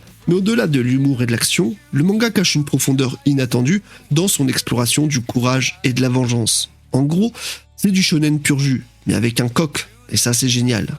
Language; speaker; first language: French; native; French